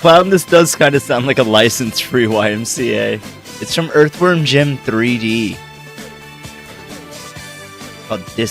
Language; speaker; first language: English; native; English